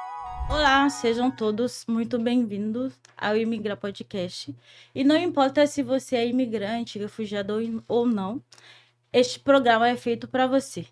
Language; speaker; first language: Portuguese; non-native, fluent; Haitian Creole